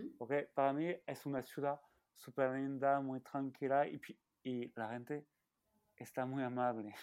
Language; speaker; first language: Spanish; non-native, learner; French